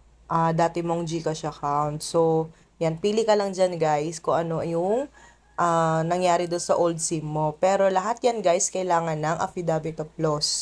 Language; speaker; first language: Filipino; native; Filipino